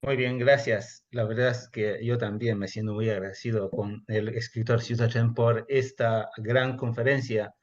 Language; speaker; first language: Spanish; non-native, fluent; Chinese